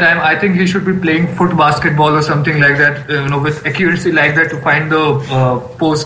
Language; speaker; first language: English; non-native, local second language; Bangla